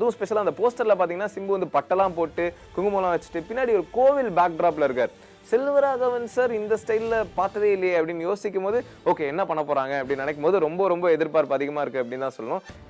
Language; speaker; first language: Tamil; native; Tamil